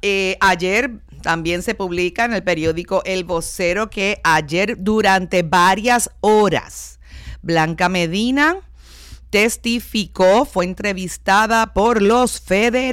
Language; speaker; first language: Spanish; native; Spanish